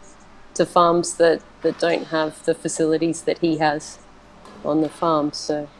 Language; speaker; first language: English; native; English